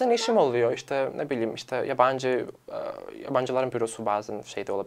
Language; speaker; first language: Turkish; non-native, fluent; Serbian